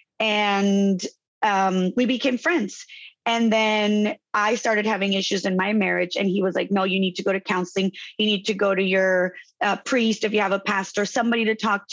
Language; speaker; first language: English; non-native, fluent; Spanish